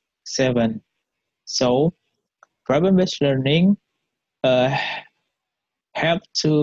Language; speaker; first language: English; non-native, learner; Indonesian